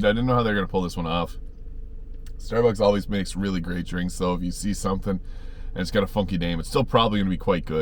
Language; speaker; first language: English; native; English